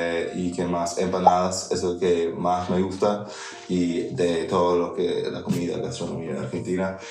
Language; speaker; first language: Spanish; non-native, fluent; English